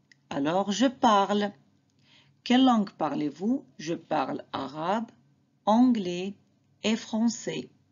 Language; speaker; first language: French; non-native, fluent; Arabic